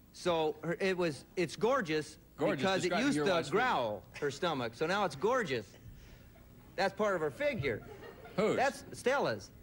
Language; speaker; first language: English; native; English